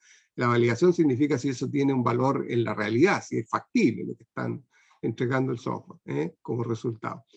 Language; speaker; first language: Spanish; non-native, fluent; Portuguese